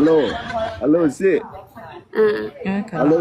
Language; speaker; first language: English; non-native, learner; Burmese